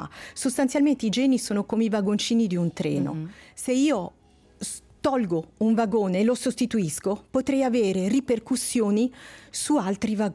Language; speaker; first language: Italian; native; Italian